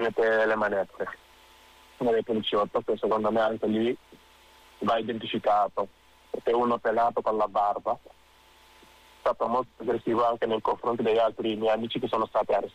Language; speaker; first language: Italian; non-native, fluent; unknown